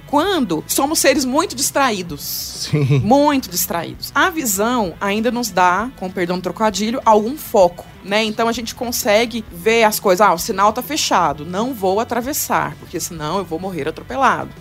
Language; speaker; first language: Portuguese; native; Portuguese